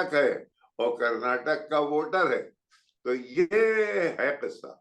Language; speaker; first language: Hindi; native; Hindi